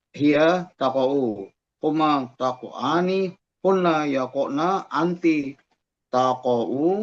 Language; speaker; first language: Arabic; non-native, learner; Indonesian